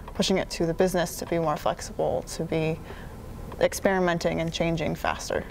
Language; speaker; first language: English; native; English